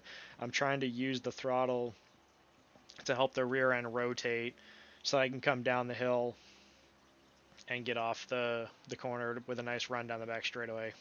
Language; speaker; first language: English; native; English